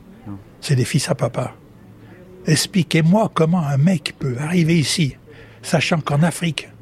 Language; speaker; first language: French; native; French